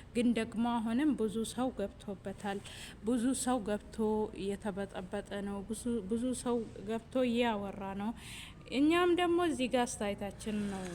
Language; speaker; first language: Amharic; non-native, local second language; Oromo